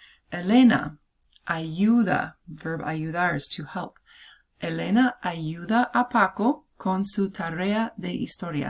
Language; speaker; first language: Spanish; non-native, fluent; English